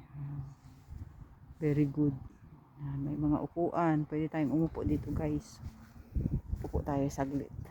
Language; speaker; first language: Filipino; non-native, local second language; Cebuano